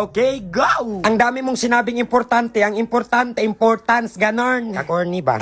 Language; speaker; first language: Filipino; non-native, local second language; Chavacano